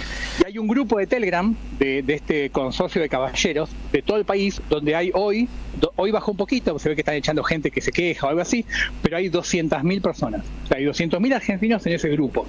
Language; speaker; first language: Spanish; native; Spanish